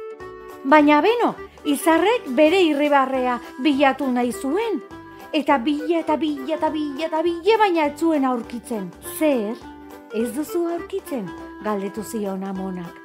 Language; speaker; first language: Basque; native; Basque